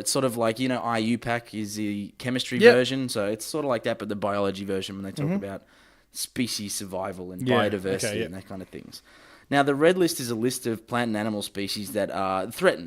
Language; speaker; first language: English; native; English